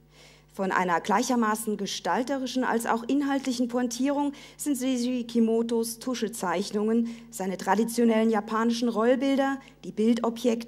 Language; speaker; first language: German; native; German